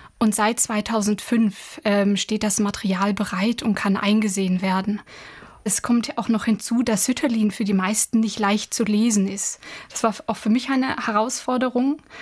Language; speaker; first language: German; native; German